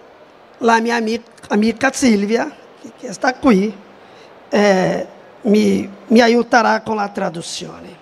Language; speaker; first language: Italian; non-native, fluent; Portuguese